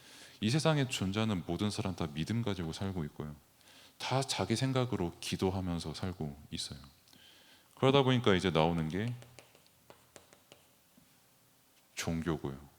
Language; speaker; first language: Korean; native; Korean